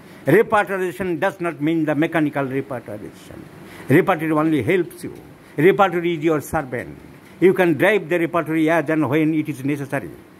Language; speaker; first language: English; non-native, local second language; Bangla